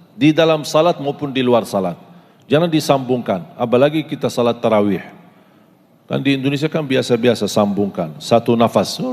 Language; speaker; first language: Malay; non-native, fluent; Arabic